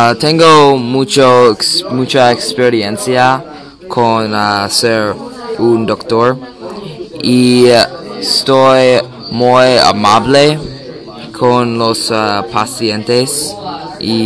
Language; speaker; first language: Spanish; non-native, learner; English